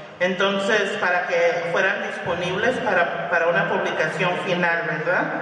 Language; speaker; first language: Spanish; early bilingual, heritage; Spanish